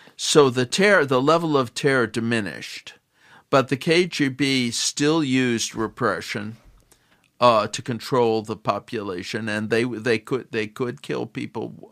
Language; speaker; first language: English; native; English